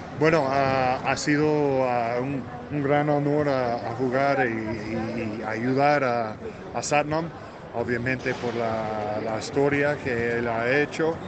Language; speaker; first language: Spanish; early bilingual, heritage; English